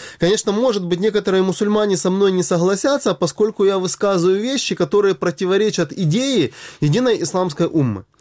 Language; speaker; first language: Russian; native; Russian